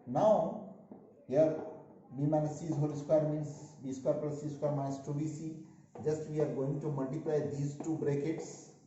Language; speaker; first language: English; non-native, local second language; Hindi